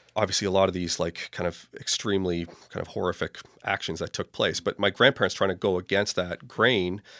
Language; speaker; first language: English; native; English